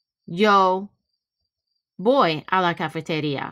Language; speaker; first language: Spanish; non-native, fluent; English